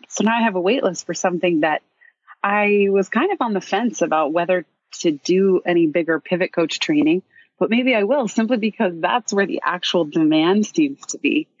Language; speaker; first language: English; native; English